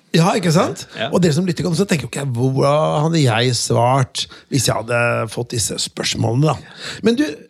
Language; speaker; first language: Norwegian; native; Norwegian